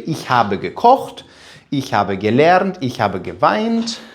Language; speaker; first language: German; non-native, fluent; Ukrainian